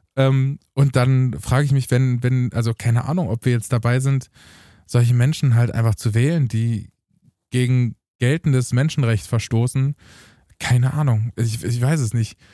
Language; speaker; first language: German; early bilingual, other home language; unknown